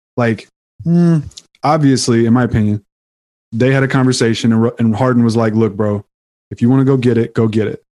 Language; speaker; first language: English; native; English